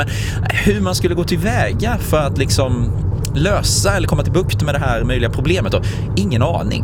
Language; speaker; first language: Swedish; native; Swedish